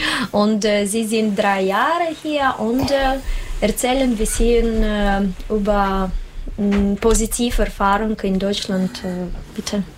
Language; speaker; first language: German; non-native, learner; Russian